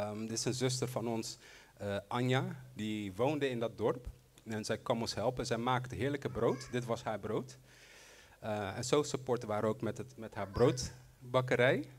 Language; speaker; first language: Dutch; non-native, local second language; Papiamento